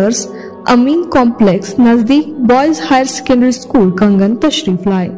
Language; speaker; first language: Urdu; non-native, local second language; Kashmiri